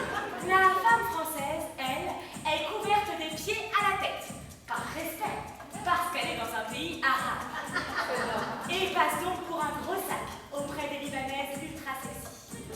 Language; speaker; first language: French; native; French